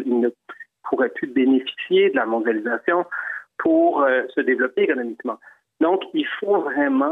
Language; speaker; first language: French; native; French